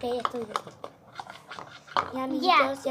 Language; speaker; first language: Spanish; native; Spanish